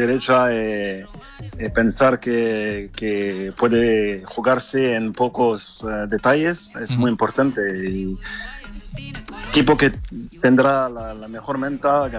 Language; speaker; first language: Spanish; non-native, fluent; French